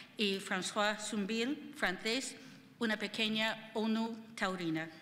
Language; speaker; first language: Spanish; non-native, fluent; English